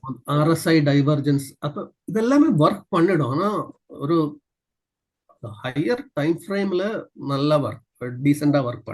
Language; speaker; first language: Tamil; non-native, learner; Malayalam